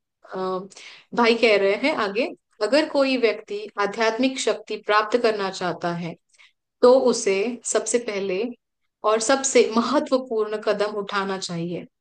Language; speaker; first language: Hindi; native; Hindi